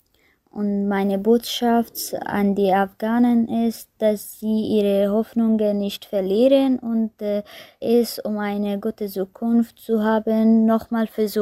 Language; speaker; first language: German; non-native, learner; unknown